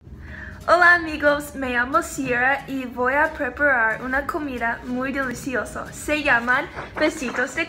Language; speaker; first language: Spanish; non-native, learner; English